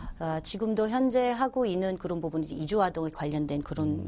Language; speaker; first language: Korean; non-native, fluent; Filipino